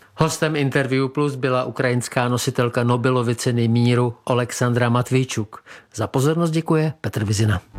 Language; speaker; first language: Czech; native; Czech